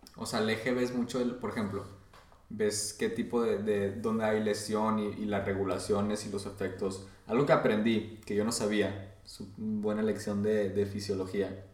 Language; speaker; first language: Spanish; native; Spanish